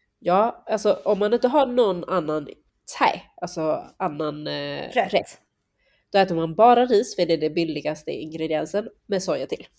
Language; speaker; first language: Swedish; early bilingual, other home language; Chinese